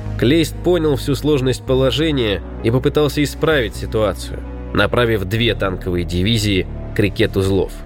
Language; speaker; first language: Russian; native; Russian